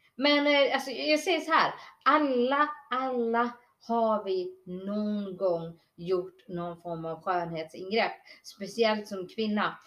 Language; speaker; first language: Swedish; early bilingual, other home language; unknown